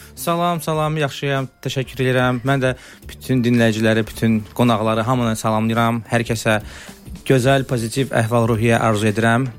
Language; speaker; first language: Azerbaijani; early bilingual, heritage; Azerbaijani